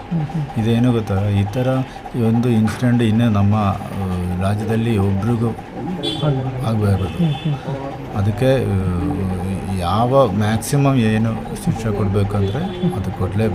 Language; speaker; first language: Kannada; non-native, local second language; Malayalam